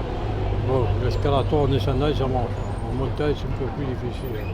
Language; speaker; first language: French; native; French